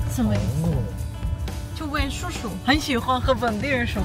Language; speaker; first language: Chinese; non-native, learner; Armenian